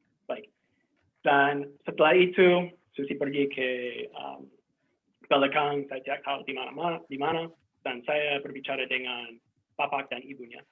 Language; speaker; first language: Indonesian; non-native, fluent; English